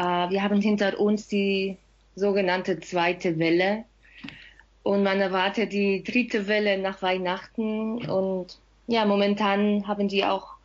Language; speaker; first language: German; non-native, fluent; Spanish